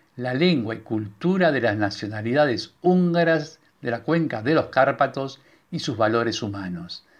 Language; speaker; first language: Spanish; non-native, local second language; Hungarian